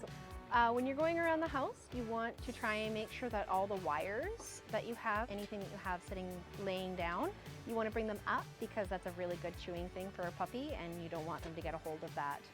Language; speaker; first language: English; native; English